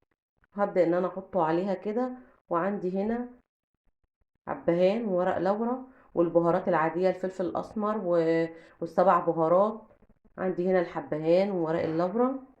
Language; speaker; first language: Arabic; native; Arabic